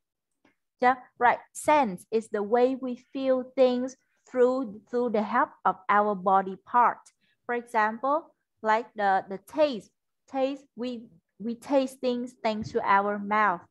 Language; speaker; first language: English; non-native, fluent; Vietnamese